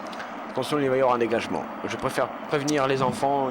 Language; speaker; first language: French; native; French